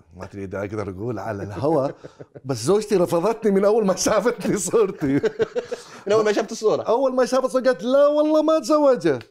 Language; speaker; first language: Arabic; non-native, fluent; Chinese